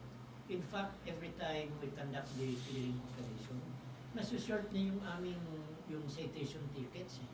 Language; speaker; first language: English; non-native, local second language; Filipino